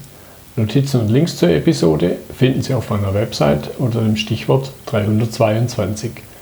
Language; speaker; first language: German; native; German